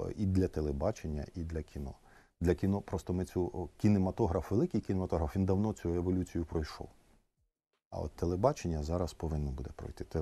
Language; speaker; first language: Ukrainian; native; Ukrainian